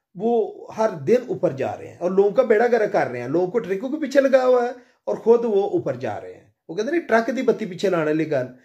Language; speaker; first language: Urdu; non-native, local second language; Punjabi